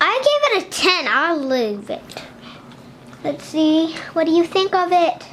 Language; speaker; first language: English; native; English